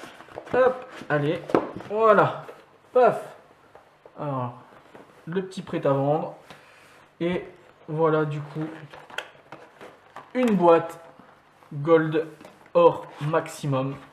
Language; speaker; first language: French; native; French